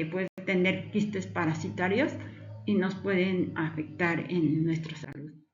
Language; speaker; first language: Spanish; native; Spanish